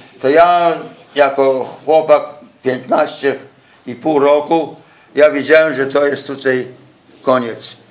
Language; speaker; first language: Polish; non-native, local second language; Yiddish